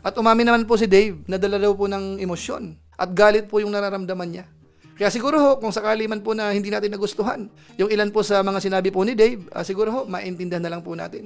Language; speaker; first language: Filipino; native; Filipino